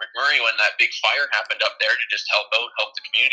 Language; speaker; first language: English; native; English